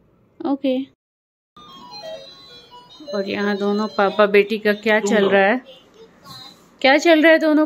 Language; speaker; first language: Hindi; native; Hindi